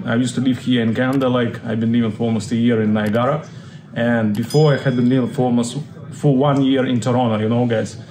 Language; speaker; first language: English; non-native, fluent; Russian